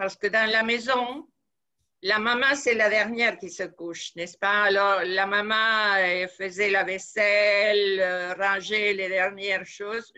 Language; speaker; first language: French; non-native, fluent; Spanish